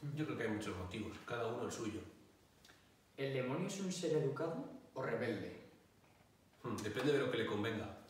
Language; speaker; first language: Spanish; native; Spanish